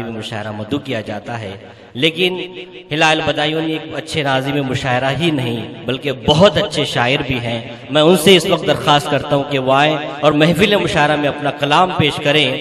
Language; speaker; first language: Urdu; native; Urdu